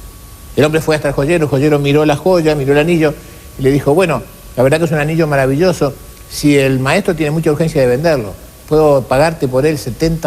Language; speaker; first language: Spanish; native; Spanish